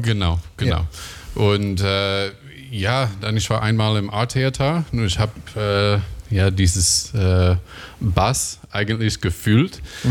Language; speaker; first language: German; non-native, learner; English